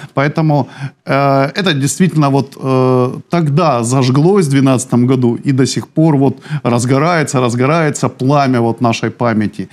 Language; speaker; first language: Russian; native; Russian